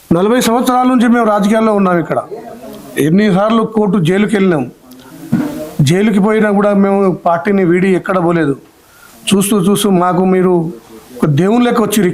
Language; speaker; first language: Telugu; non-native, local second language; Lambadi